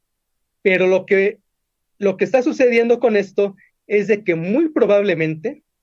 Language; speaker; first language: Spanish; native; Spanish